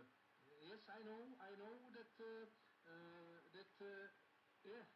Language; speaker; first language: English; non-native, learner; Czech